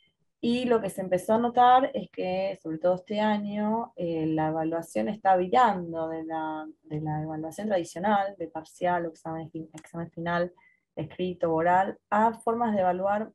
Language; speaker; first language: Spanish; native; Spanish